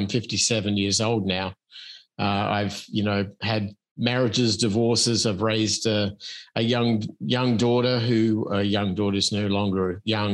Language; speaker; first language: English; native; English